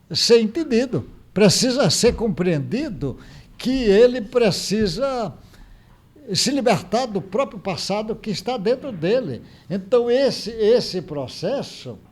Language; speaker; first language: Portuguese; native; Portuguese